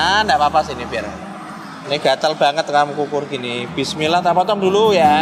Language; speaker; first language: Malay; non-native, local second language; Javanese